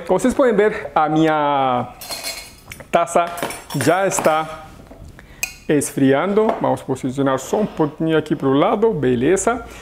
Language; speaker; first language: Portuguese; non-native, fluent; Spanish